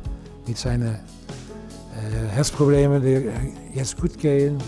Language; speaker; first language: German; non-native, learner; Dutch